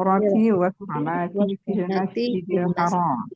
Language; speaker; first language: Arabic; non-native, learner; Indonesian